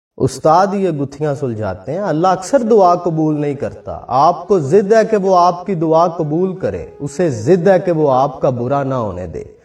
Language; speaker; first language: Urdu; non-native, local second language; Punjabi